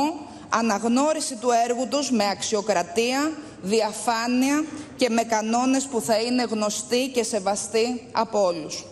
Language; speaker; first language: Greek; native; Greek